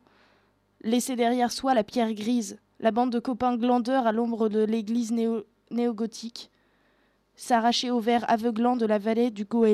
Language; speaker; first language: French; native; French